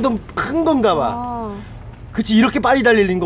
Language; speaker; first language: Korean; native; Korean